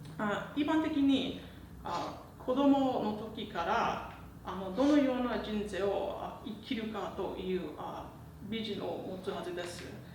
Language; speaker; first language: Japanese; non-native, learner; English